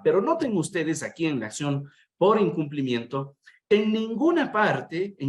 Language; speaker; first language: Spanish; native; Spanish